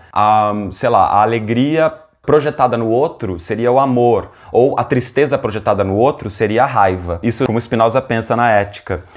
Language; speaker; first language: Portuguese; native; Portuguese